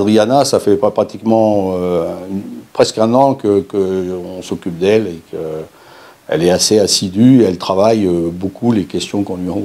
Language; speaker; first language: French; native; French